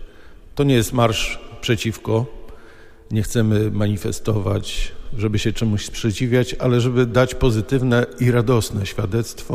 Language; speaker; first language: Polish; native; Polish